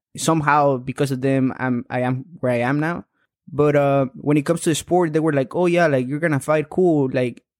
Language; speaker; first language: English; non-native, fluent; Spanish